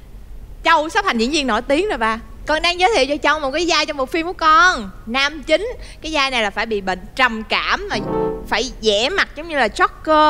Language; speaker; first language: Vietnamese; native; Vietnamese